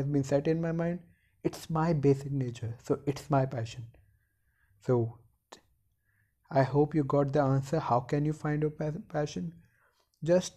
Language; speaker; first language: English; non-native, local second language; Hindi